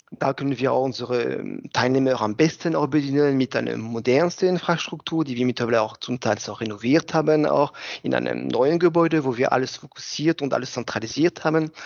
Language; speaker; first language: German; non-native, fluent; French